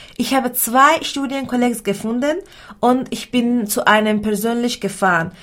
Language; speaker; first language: German; non-native, fluent; Persian